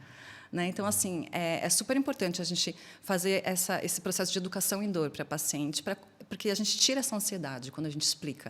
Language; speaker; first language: Portuguese; native; Portuguese